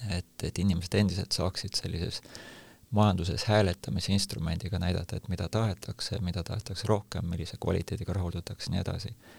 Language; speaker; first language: Estonian; native; Estonian